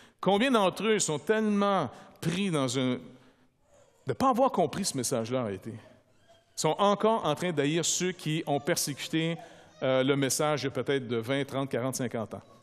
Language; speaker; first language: French; native; French